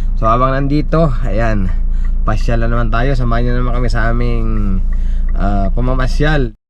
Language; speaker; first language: Filipino; native; Filipino